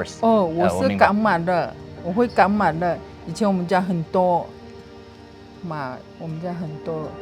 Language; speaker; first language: Chinese; early bilingual, heritage; Chinese